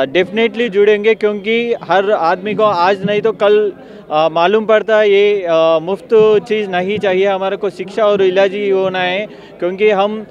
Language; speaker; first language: Hindi; non-native, local second language; Telugu